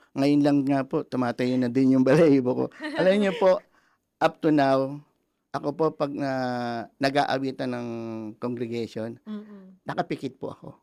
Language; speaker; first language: Filipino; native; Filipino